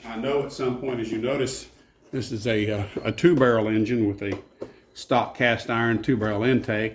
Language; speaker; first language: English; native; English